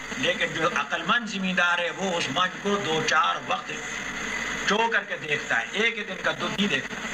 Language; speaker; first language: Urdu; non-native, local second language; Pashto